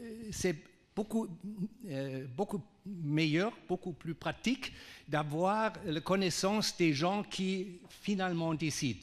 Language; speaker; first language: French; non-native, fluent; German